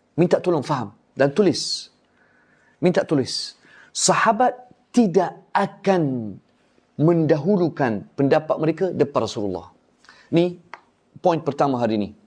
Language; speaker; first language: Malay; non-native, fluent; Arabic